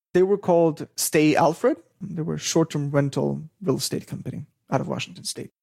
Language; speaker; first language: English; non-native, fluent; Hebrew